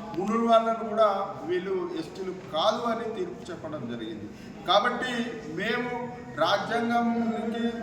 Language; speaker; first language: Telugu; non-native, local second language; Gondi